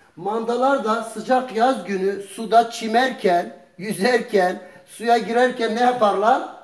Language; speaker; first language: Turkish; early bilingual, heritage; Turkish